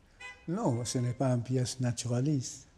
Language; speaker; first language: French; non-native, fluent; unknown